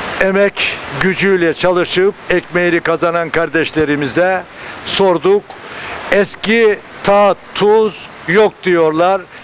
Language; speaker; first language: Turkish; native; Turkish